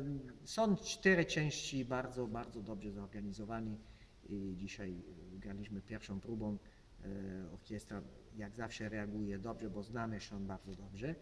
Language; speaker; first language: Polish; non-native, learner; Italian